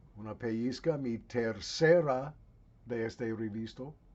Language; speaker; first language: Spanish; non-native, learner; English